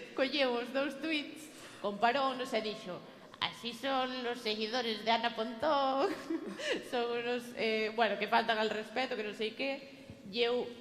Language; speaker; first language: Galician; native; Galician